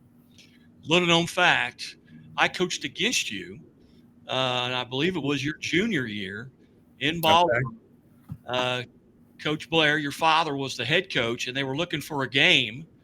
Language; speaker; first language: English; native; English